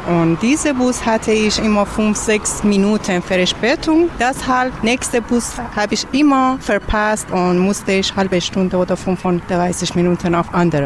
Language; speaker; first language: German; non-native, learner; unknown